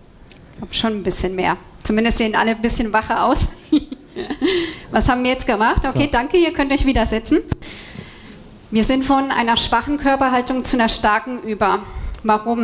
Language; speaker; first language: German; native; German